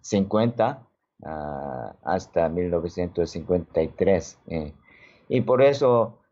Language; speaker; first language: Spanish; non-native, learner; Korean